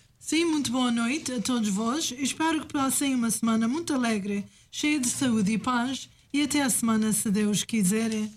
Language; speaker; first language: Portuguese; native; Portuguese